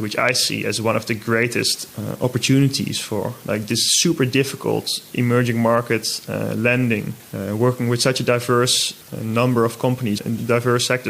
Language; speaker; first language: English; non-native, fluent; Dutch